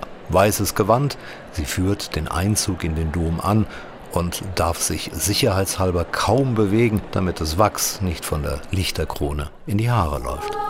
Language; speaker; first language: German; native; German